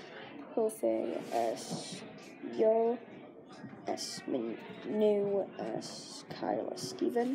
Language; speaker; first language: Spanish; non-native, learner; English